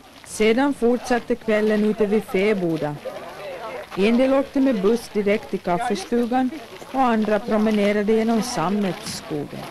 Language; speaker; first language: Swedish; native; Swedish